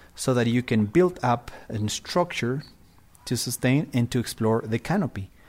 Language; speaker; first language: English; non-native, fluent; Spanish